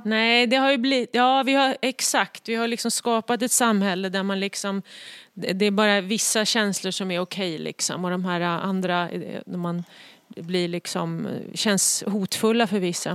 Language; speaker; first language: Swedish; native; Swedish